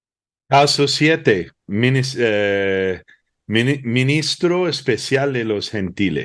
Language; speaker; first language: Spanish; early bilingual, heritage; Spanish